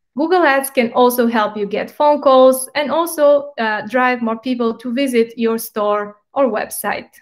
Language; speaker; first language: English; non-native, fluent; Bulgarian